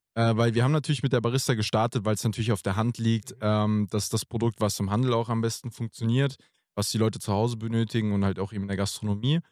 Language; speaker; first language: German; native; German